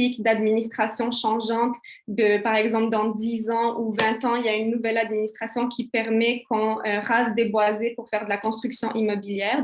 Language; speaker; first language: French; early bilingual, other home language; Kabyle